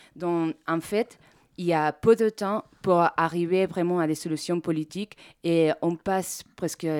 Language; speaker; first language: French; non-native, fluent; Spanish